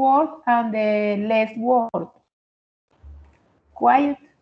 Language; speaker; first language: English; non-native, learner; Spanish